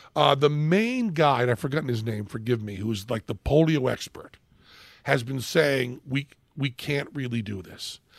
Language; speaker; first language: English; native; English